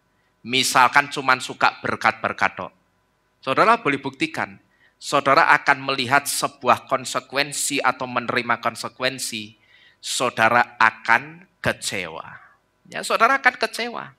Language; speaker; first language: Indonesian; native; Indonesian